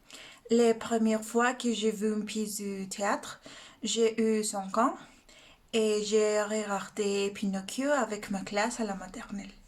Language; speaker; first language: French; non-native, learner; Spanish